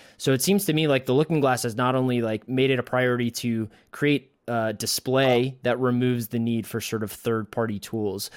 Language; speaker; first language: English; native; English